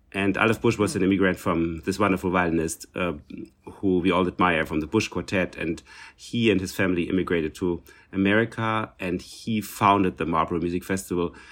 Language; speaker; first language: English; non-native, fluent; German